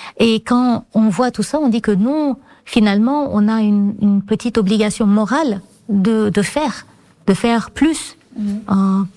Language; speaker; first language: French; non-native, fluent; Armenian